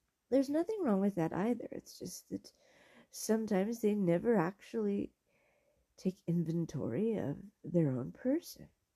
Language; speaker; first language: English; early bilingual, other home language; Spanish